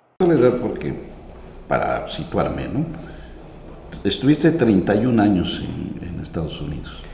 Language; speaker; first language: Spanish; native; Spanish